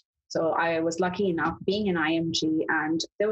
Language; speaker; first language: English; non-native, local second language; Urdu